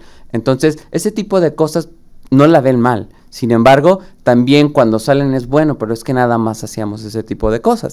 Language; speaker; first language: Spanish; native; Spanish